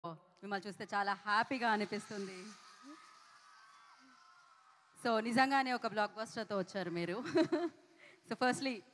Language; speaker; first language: Telugu; native; Telugu